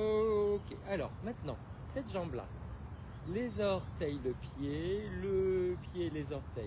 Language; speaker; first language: French; native; French